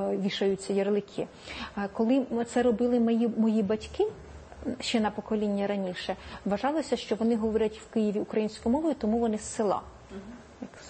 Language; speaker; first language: Ukrainian; native; Ukrainian